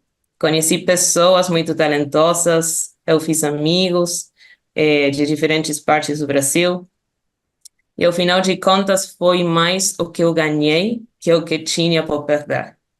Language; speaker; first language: Portuguese; non-native, fluent; Spanish